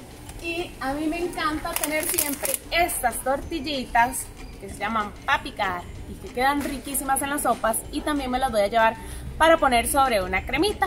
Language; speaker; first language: Spanish; native; Spanish